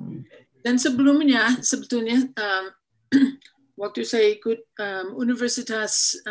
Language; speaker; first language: Indonesian; non-native, fluent; English